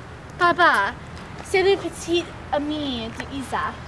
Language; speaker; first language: French; non-native, learner; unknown